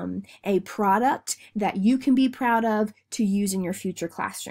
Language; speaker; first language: English; native; English